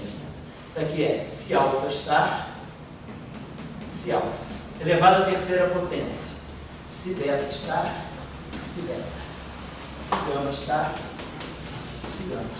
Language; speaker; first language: Portuguese; native; Portuguese